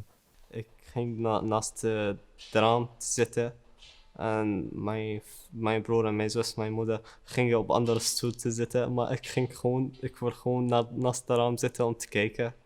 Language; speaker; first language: Dutch; early bilingual, other home language; Arabic